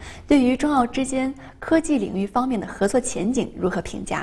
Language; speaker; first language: Chinese; native; Chinese